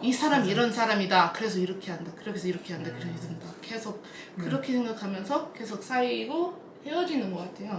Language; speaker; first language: Korean; non-native, fluent; English